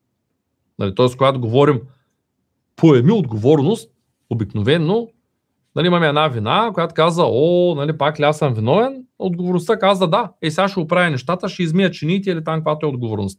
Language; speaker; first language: Bulgarian; native; Bulgarian